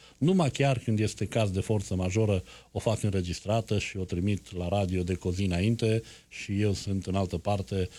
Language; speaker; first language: Romanian; native; Romanian